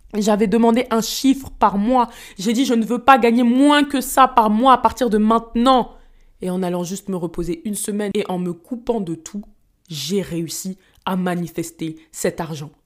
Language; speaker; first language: French; early bilingual, other home language; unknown